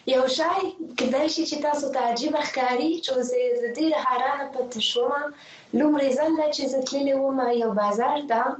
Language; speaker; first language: Pashto; non-native, fluent; French